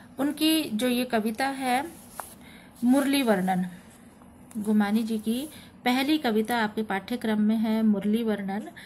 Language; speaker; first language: Hindi; native; Hindi